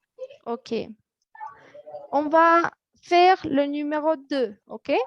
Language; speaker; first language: French; non-native, fluent; Spanish